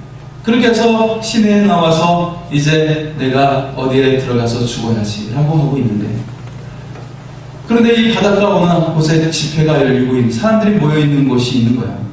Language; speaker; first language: Korean; native; Korean